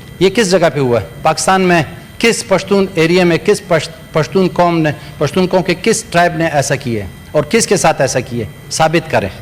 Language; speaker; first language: Urdu; non-native, local second language; Pashto